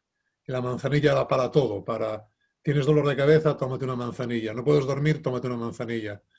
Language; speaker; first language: Spanish; native; Spanish